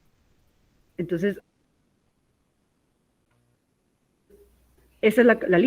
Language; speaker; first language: Spanish; native; Spanish